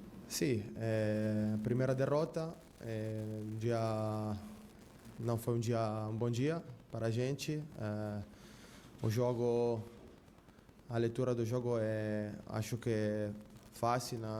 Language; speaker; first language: Portuguese; non-native, fluent; Spanish